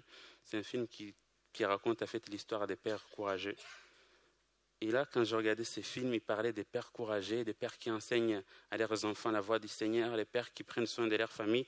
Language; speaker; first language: French; non-native, local second language; Kinyarwanda